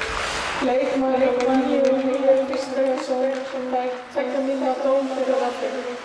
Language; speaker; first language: Icelandic; native; Icelandic